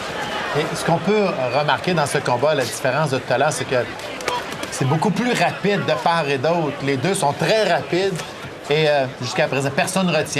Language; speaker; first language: French; native; French